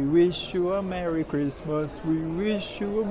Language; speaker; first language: English; non-native, fluent; Japanese